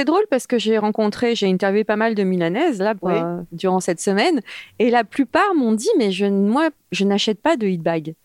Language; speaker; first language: French; native; French